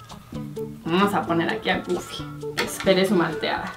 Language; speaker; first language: Spanish; native; Spanish